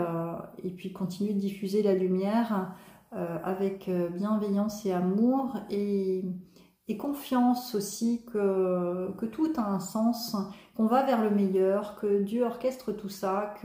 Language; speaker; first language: French; native; French